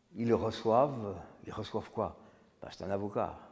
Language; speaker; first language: French; native; French